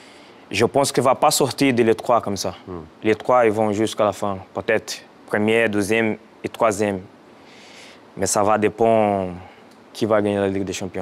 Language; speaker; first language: French; non-native, fluent; Portuguese